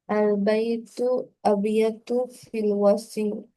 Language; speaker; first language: Arabic; non-native, learner; Bangla